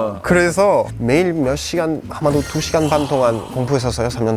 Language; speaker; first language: Korean; non-native, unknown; French